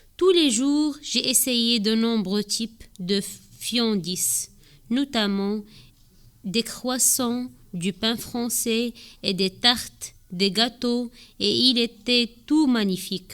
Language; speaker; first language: French; non-native, learner; Arabic